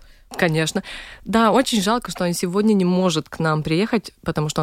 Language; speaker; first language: Russian; non-native, local second language; Latvian